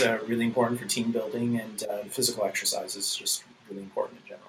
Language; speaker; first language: English; native; English